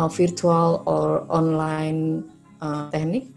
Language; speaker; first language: English; non-native, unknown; Indonesian